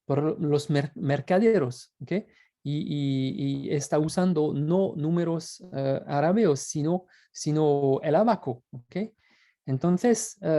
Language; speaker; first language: Spanish; non-native, fluent; French